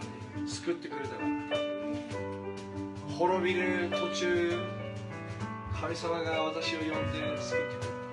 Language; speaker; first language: Japanese; non-native, fluent; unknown